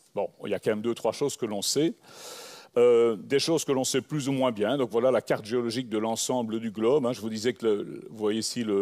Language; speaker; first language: French; native; French